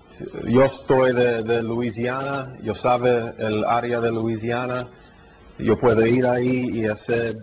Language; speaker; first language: Spanish; early bilingual, heritage; Spanish